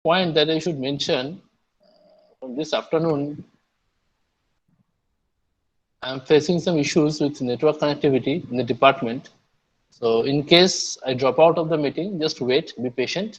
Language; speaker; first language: English; non-native, local second language; Bangla